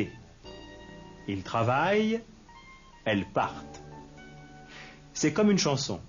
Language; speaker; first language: French; native; French